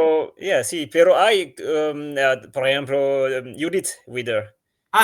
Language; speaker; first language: Spanish; non-native, learner; French